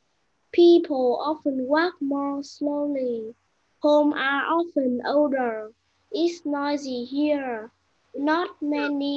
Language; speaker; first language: English; non-native, learner; Vietnamese